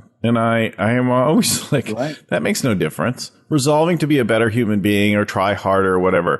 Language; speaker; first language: English; native; English